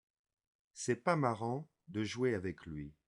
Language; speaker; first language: French; non-native, fluent; English